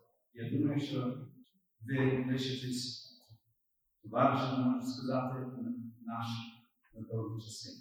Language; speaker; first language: Ukrainian; early bilingual, heritage; Ukrainian